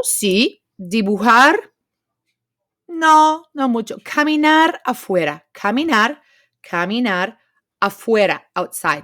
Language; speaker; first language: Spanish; non-native, fluent; English